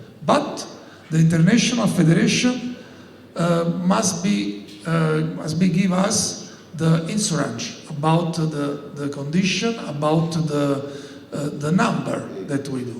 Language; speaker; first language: English; non-native, learner; Italian